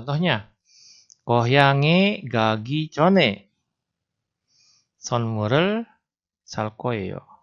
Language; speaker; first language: Korean; non-native, fluent; Indonesian